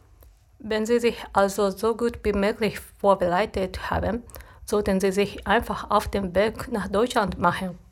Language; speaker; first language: German; non-native, fluent; Japanese